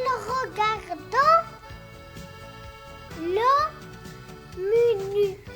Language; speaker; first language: French; non-native, learner; Arabic